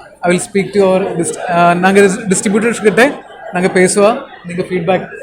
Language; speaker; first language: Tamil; non-native, learner; Malayalam